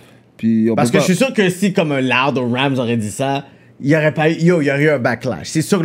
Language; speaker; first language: French; native; French